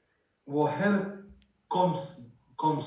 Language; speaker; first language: German; non-native, learner; Croatian